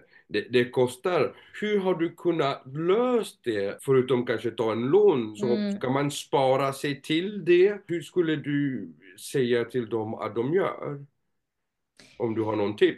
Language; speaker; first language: Swedish; non-native, fluent; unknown